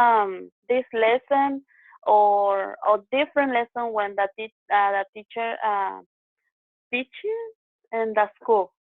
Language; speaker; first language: English; non-native, learner; Spanish